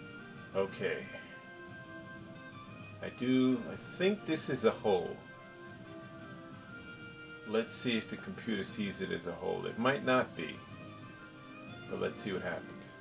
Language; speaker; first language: English; native; English